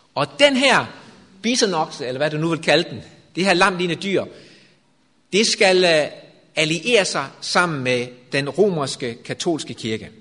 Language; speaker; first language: Danish; native; Danish